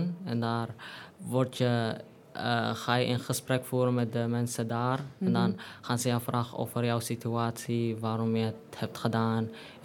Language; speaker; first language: Dutch; non-native, learner; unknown